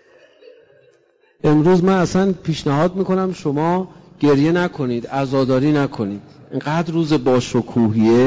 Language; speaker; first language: Persian; native; Persian